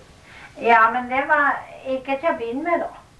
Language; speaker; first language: Norwegian; early bilingual, heritage; Norwegian